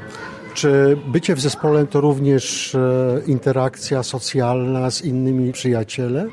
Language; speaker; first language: Polish; native; Polish